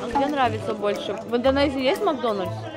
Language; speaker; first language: Russian; native; Russian